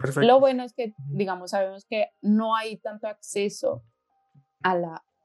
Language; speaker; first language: Spanish; native; Spanish